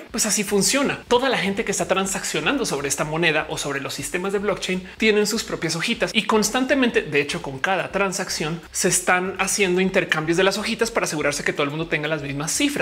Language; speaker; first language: Spanish; native; Spanish